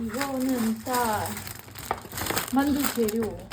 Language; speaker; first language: Korean; non-native, learner; Dutch